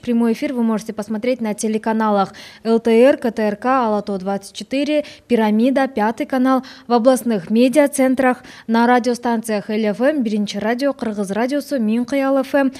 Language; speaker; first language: Russian; non-native, local second language; Kyrgyz